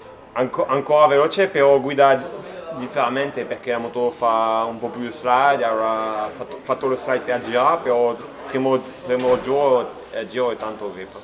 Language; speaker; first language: Italian; non-native, learner; French